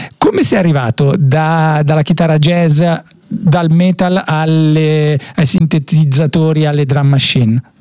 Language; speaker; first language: Italian; native; Italian